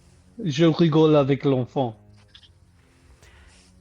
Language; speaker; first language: French; non-native, learner; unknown